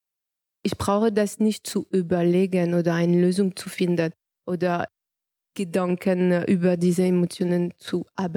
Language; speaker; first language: German; non-native, fluent; French